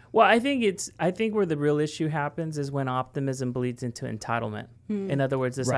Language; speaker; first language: English; early bilingual, other home language; Spanish